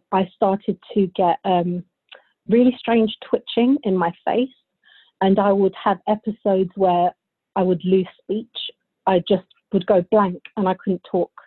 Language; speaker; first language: English; early bilingual, other home language; Bulgarian